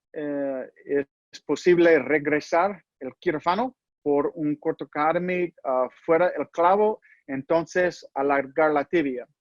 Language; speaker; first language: Spanish; non-native, learner; English